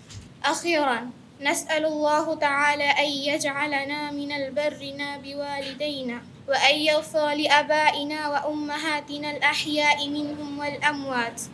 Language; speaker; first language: Arabic; non-native, learner; Bangla